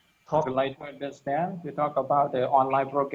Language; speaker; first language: English; non-native, learner; Lao